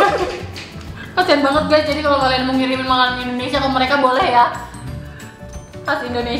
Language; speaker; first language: Indonesian; native; Indonesian